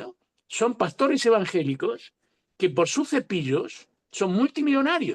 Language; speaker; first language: Spanish; native; Spanish